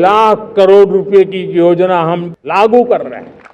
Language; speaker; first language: Hindi; non-native, local second language; Gujarati